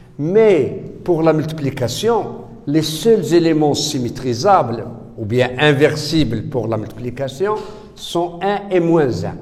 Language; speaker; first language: French; non-native, local second language; Arabic